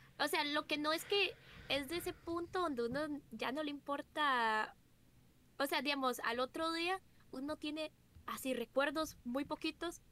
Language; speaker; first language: Spanish; native; Spanish